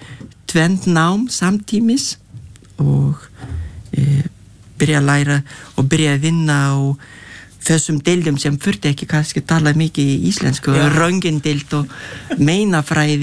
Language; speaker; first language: Icelandic; non-native, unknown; Lithuanian